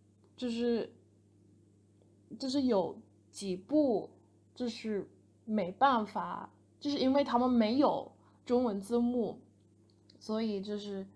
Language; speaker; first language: Chinese; non-native, fluent; English